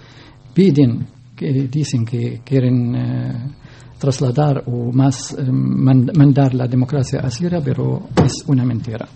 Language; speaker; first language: Spanish; non-native, learner; Arabic